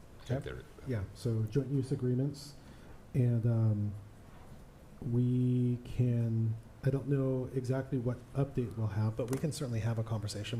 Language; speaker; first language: English; native; English